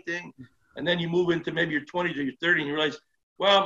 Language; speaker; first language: English; native; English